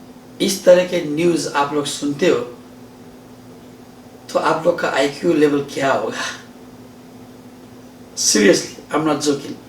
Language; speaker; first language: Hindi; non-native, learner; Nepali